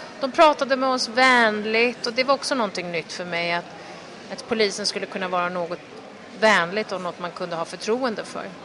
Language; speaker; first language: Swedish; early bilingual, other home language; Kurdish